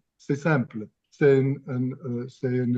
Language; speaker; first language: French; non-native, fluent; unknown